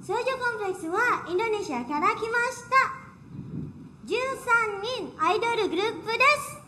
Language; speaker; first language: Japanese; non-native, learner; Indonesian